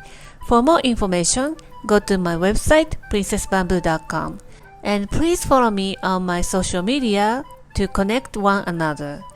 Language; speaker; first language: English; non-native, fluent; Japanese